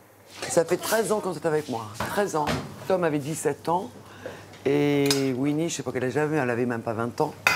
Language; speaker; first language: French; native; French